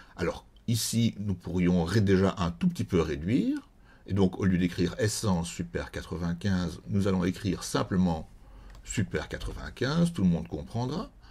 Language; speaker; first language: French; native; French